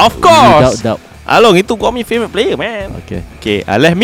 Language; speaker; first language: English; non-native, local second language; Malay